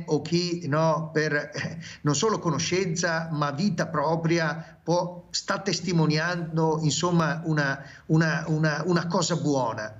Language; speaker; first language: Italian; native; Italian